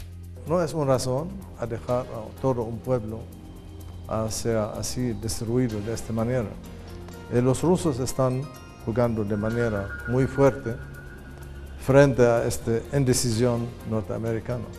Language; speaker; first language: Spanish; non-native, fluent; Arabic